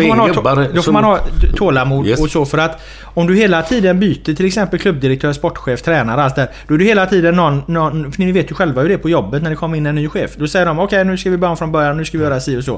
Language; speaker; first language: Swedish; native; Swedish